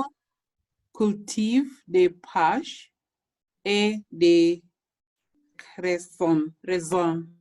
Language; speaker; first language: French; non-native, learner; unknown